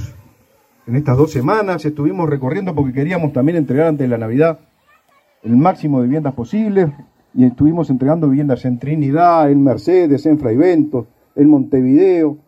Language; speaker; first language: Spanish; native; Spanish